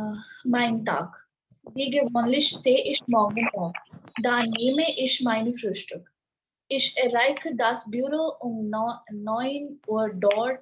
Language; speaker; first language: German; non-native, learner; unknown